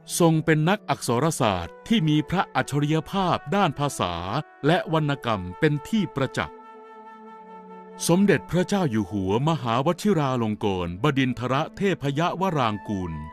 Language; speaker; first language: Thai; native; Thai